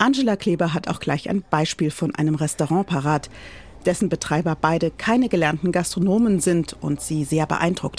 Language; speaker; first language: German; native; German